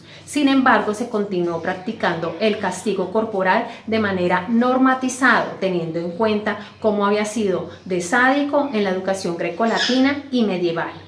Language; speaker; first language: Spanish; native; Spanish